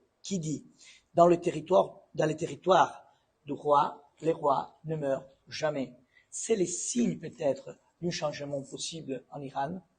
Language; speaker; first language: French; non-native, fluent; Italian